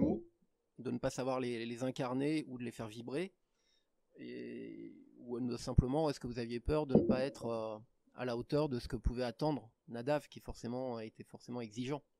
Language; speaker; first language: French; native; French